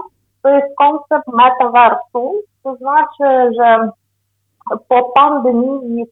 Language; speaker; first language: Polish; non-native, fluent; Ukrainian